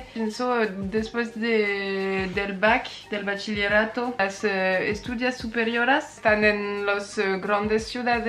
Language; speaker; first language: Spanish; non-native, learner; French